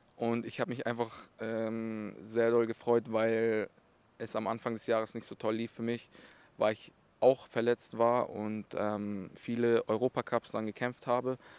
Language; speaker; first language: German; early bilingual, other home language; Russian